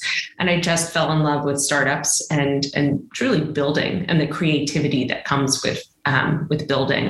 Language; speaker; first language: English; native; English